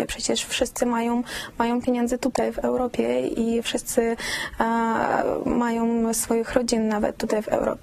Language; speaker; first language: Polish; non-native, fluent; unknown